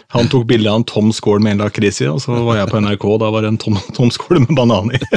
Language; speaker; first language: Norwegian; native; Norwegian